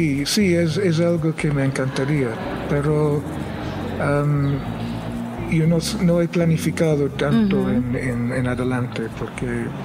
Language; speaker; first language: Spanish; non-native, fluent; English